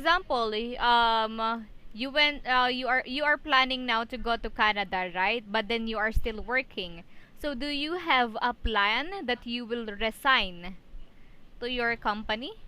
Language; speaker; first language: English; non-native, fluent; Filipino